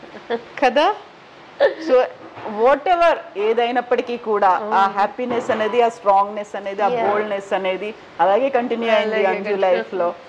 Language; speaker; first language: Telugu; native; Telugu